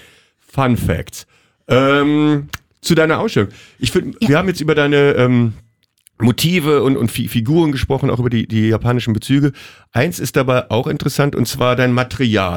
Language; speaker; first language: German; native; German